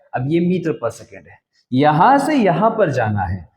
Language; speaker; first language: Hindi; non-native, local second language; Kannada